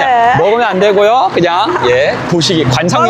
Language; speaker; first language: Korean; native; Korean